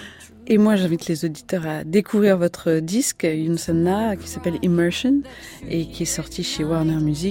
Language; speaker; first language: French; native; French